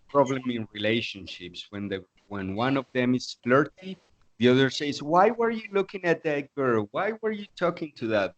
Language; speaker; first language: English; non-native, fluent; Spanish